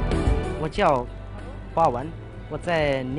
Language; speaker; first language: Chinese; non-native, learner; Hindi